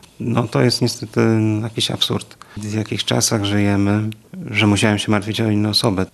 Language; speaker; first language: Polish; native; Polish